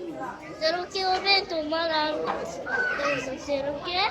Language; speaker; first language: Japanese; native; Japanese